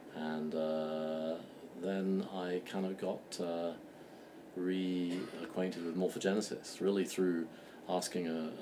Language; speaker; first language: English; native; English